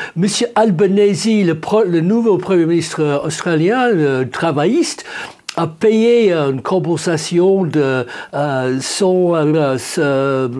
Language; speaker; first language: French; non-native, fluent; English